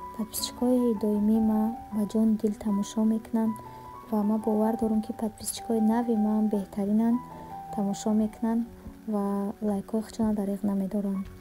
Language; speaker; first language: Tajik; early bilingual, heritage; Tajik